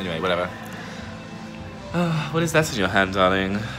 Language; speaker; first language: English; native; English